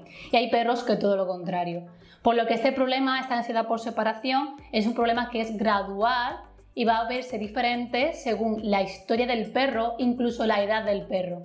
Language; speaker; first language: Spanish; native; Spanish